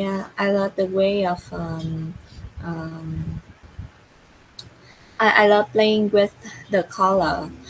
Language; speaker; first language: English; non-native, learner; Vietnamese